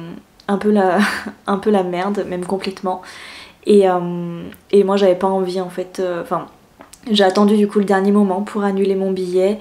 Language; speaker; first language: French; native; French